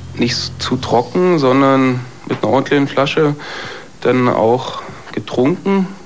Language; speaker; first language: German; native; German